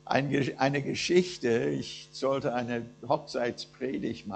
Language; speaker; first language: German; non-native, fluent; English